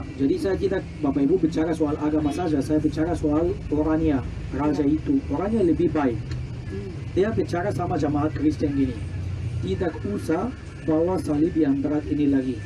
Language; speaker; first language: Indonesian; non-native, fluent; Arabic